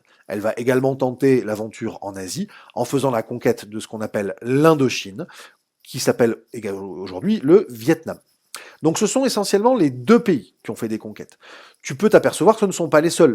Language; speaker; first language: French; native; French